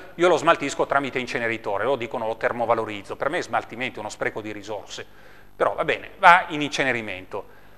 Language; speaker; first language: Italian; native; Italian